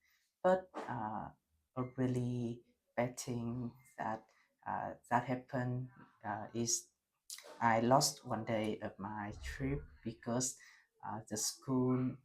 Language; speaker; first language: English; non-native, learner; Vietnamese